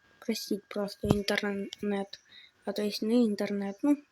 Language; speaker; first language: Russian; non-native, local second language; Ukrainian